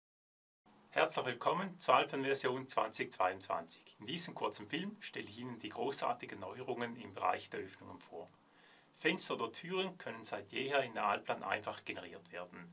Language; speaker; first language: German; native; German